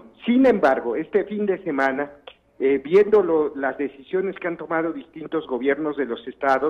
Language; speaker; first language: Spanish; native; Spanish